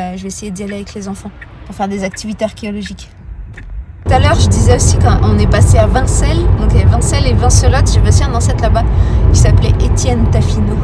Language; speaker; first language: French; native; French